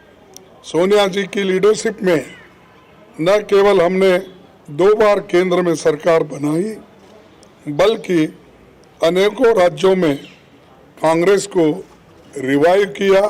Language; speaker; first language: Hindi; non-native, local second language; Kannada